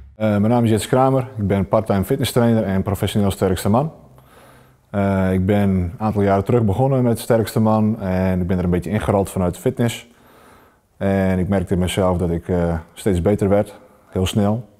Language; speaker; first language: Dutch; native; Dutch